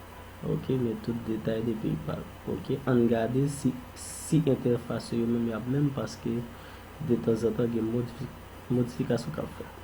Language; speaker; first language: French; non-native, learner; Haitian Creole